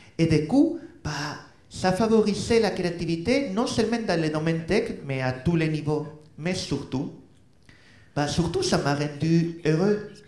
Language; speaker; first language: French; non-native, fluent; Spanish